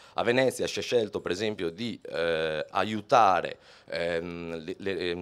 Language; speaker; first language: Italian; native; Italian